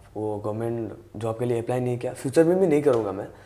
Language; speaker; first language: Hindi; native; Hindi